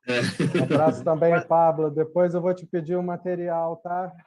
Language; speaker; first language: Portuguese; native; Portuguese